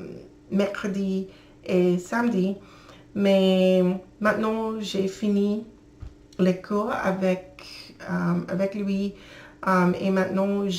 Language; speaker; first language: French; non-native, learner; English